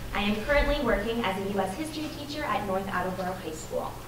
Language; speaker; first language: English; native; English